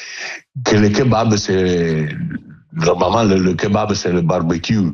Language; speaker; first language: French; non-native, learner; Italian